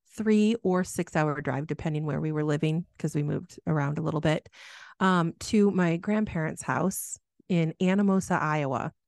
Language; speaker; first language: English; native; English